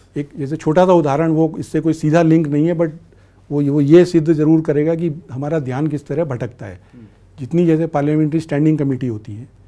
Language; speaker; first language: Hindi; native; Hindi